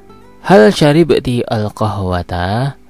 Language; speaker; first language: Arabic; non-native, local second language; Indonesian